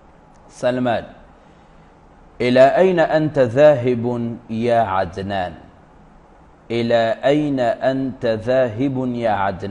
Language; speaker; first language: Arabic; non-native, fluent; Urdu